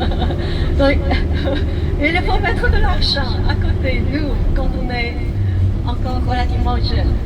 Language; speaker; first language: French; non-native, fluent; Chinese